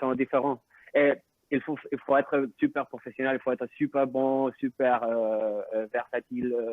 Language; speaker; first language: French; non-native, local second language; Spanish